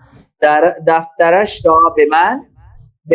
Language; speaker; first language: Persian; non-native, fluent; Urdu